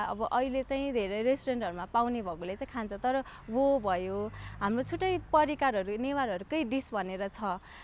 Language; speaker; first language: Nepali; native; Nepali